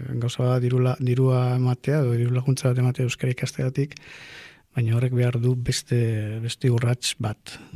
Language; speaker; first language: Basque; non-native, local second language; Spanish